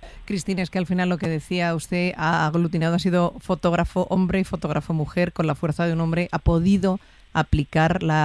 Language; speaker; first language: Spanish; native; Spanish